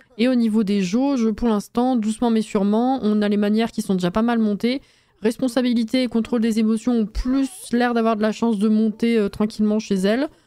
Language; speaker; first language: French; native; French